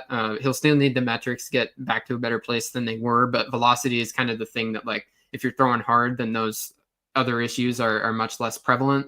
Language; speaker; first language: English; native; English